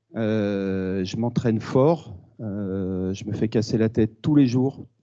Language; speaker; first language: French; native; French